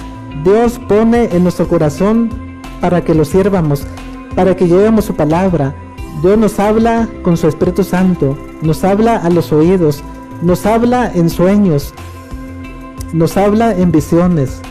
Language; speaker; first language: Spanish; native; Spanish